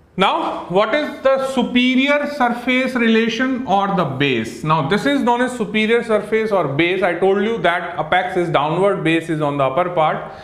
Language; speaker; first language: English; non-native, local second language; Hindi